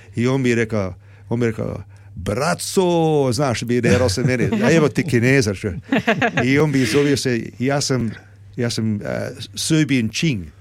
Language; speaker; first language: Serbian; early bilingual, heritage; Serbian